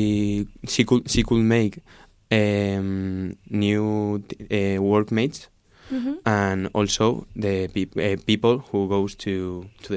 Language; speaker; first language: English; non-native, learner; Spanish